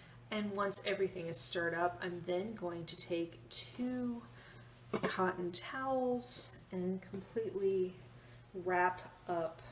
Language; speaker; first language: English; native; English